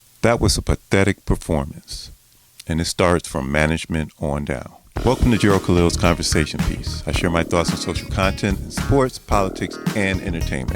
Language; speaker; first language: English; native; English